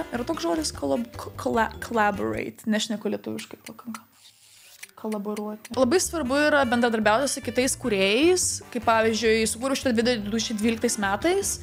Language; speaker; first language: Lithuanian; non-native, local second language; Polish